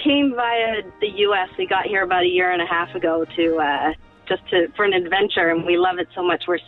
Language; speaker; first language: English; native; English